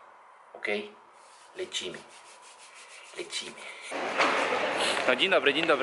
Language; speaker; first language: Polish; non-native, learner; Spanish